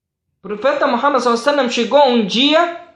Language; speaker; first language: Portuguese; non-native, fluent; Arabic